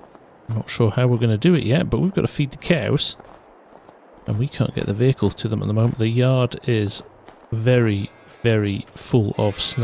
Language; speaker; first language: English; native; English